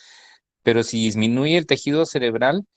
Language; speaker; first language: Spanish; native; Spanish